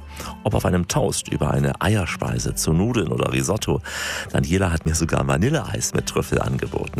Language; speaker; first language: German; native; German